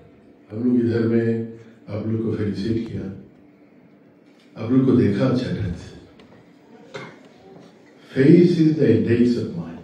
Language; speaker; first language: Hindi; non-native, local second language; Bangla